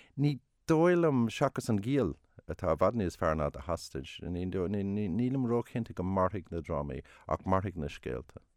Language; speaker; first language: Irish; non-native, local second language; English